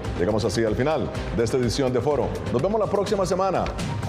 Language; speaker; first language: Spanish; native; Spanish